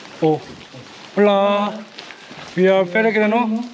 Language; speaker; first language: English; non-native, learner; Korean